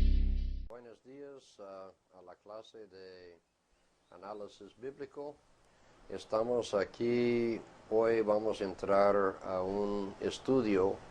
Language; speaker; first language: Spanish; non-native, fluent; English